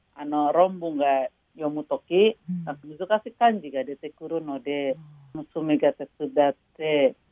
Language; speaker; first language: Japanese; non-native, fluent; Indonesian